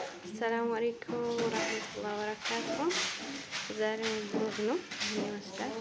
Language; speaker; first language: Arabic; non-native, learner; Amharic